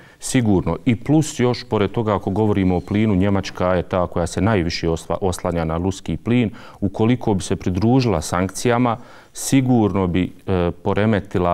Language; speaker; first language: Serbian; native; Serbian